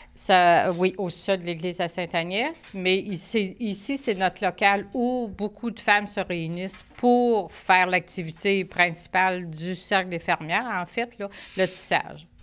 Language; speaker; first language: French; native; French